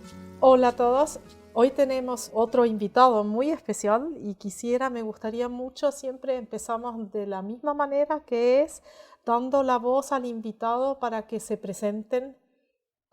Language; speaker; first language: Spanish; native; Spanish